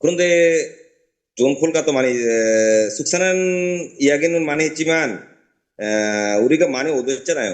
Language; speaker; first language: Korean; non-native, learner; Bangla